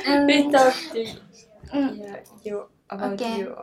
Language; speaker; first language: English; non-native, learner; Japanese